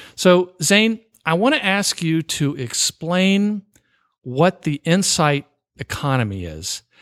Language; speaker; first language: English; native; English